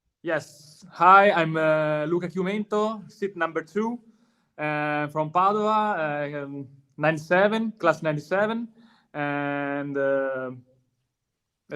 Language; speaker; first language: English; non-native, learner; Italian